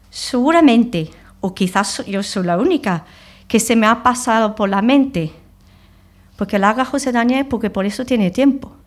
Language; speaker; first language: Spanish; non-native, fluent; English